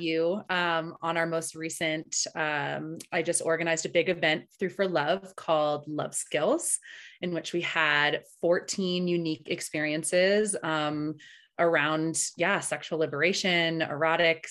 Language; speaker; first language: English; early bilingual, other home language; Spanish